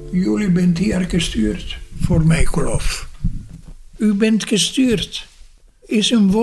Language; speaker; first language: Dutch; non-native, fluent; Italian